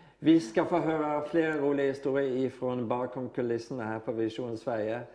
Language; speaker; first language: Swedish; non-native, fluent; Norwegian